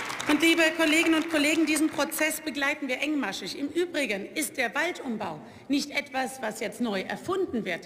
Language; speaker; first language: German; native; German